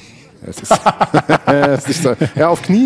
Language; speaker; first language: German; native; German